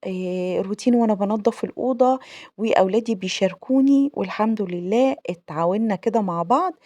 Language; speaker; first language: Arabic; native; Arabic